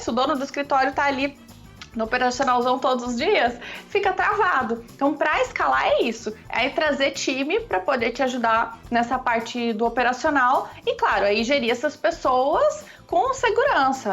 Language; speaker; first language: Portuguese; native; Portuguese